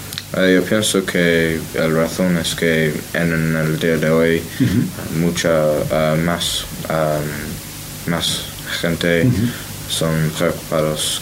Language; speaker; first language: Spanish; non-native, learner; English